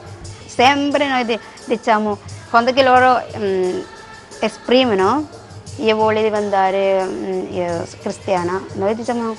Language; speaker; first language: Italian; non-native, learner; Malayalam